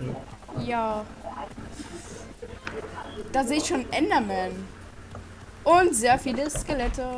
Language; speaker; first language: German; early bilingual, other home language; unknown